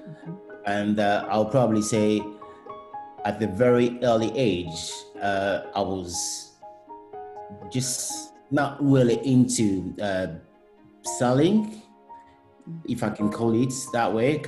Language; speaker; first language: English; non-native, local second language; Kinyarwanda